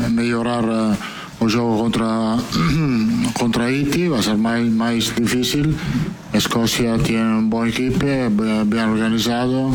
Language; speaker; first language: Portuguese; non-native, fluent; Italian